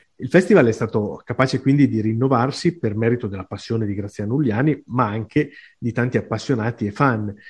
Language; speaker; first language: Italian; native; Italian